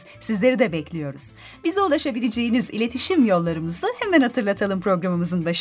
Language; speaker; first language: Turkish; native; Turkish